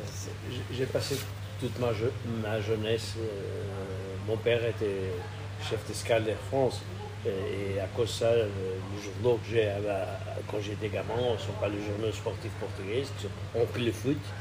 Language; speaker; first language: French; non-native, fluent; Portuguese